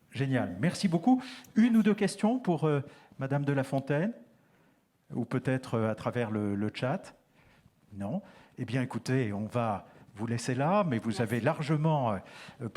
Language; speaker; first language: French; native; French